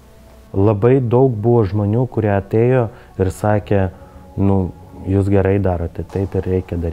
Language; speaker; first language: Lithuanian; non-native, learner; Ukrainian